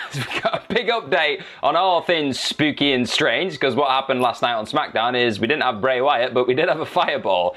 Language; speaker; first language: English; native; English